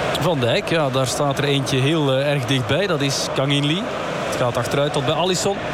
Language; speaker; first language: Dutch; native; Dutch